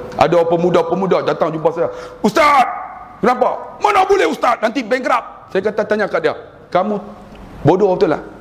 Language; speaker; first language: Malay; native; Malay